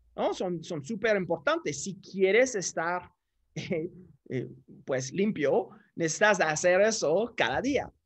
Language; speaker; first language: Spanish; non-native, fluent; English